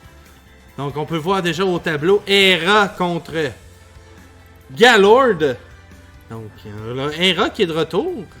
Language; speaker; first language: French; native; French